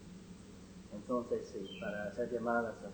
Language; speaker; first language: Spanish; non-native, fluent; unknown